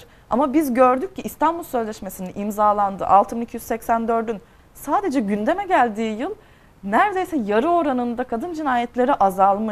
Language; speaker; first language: Turkish; native; Turkish